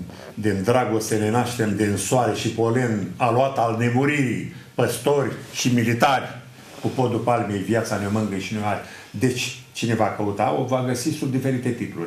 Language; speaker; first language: Romanian; native; Romanian